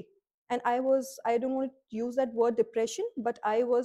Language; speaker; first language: English; non-native, local second language; Hindi